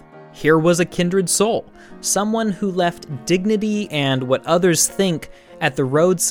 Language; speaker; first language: English; native; English